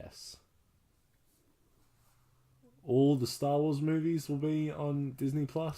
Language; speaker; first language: English; native; English